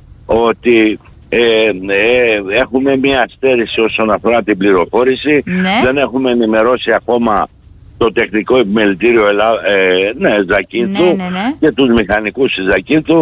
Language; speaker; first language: Greek; native; Greek